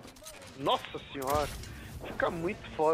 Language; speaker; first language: Portuguese; native; Portuguese